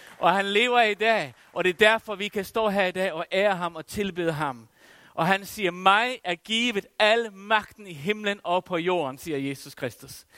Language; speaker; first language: Danish; non-native, local second language; Faroese